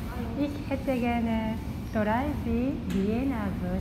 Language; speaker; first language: German; non-native, learner; Japanese